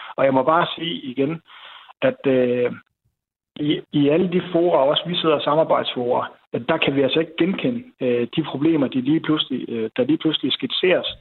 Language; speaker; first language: Danish; native; Danish